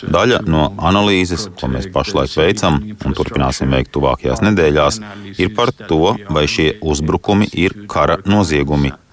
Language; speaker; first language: Latvian; native; Latvian